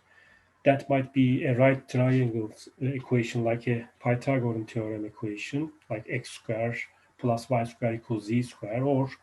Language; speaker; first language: English; non-native, fluent; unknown